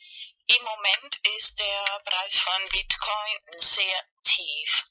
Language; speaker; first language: German; non-native, fluent; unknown